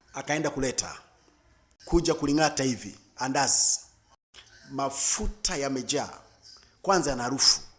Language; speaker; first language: Swahili; native; Swahili